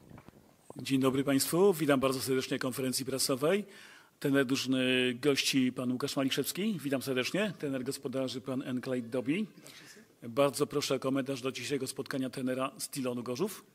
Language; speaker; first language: Polish; native; Polish